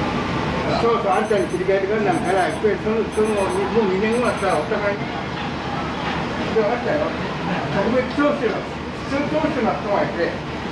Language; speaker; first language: Japanese; native; Japanese